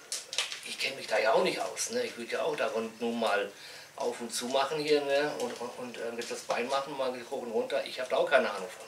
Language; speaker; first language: German; native; German